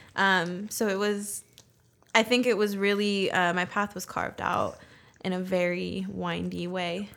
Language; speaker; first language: English; early bilingual, other home language; Spanish